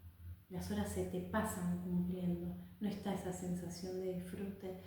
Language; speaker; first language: Spanish; native; Spanish